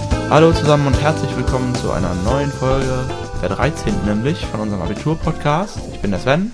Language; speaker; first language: German; native; German